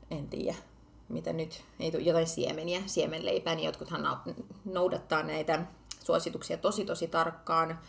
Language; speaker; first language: Finnish; early bilingual, other home language; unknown